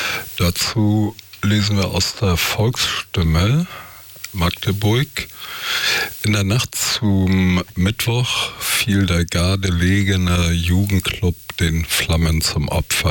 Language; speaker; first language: German; native; German